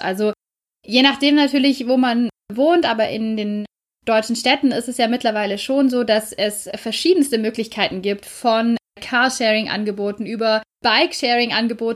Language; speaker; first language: German; native; German